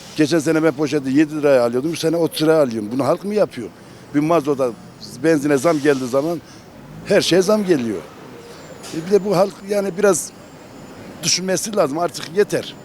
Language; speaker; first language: Turkish; non-native, local second language; Kurdish